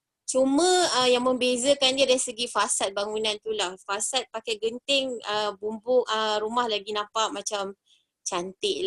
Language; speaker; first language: Malay; native; Malay